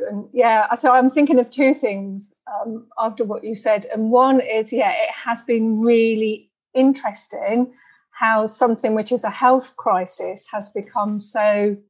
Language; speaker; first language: English; native; English